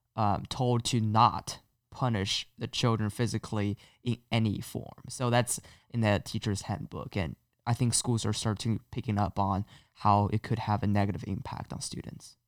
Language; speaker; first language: English; non-native, fluent; Chinese